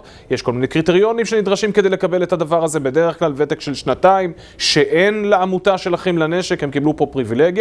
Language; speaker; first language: Hebrew; native; Hebrew